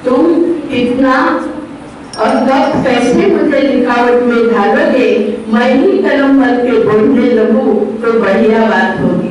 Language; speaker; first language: Hindi; non-native, local second language; Marathi